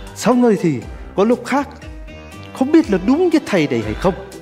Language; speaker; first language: Vietnamese; non-native, fluent; Turkish